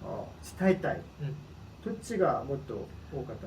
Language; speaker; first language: Japanese; non-native, learner; Korean